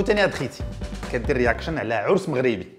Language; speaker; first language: Arabic; native; Arabic